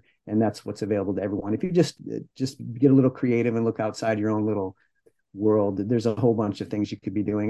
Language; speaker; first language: English; native; English